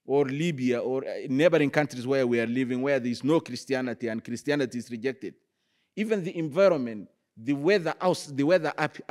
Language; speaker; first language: English; non-native, fluent; Arabic